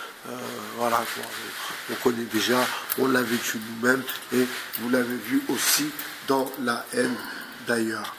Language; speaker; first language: French; native; French